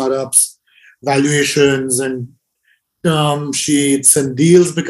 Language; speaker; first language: English; non-native, local second language; Hindi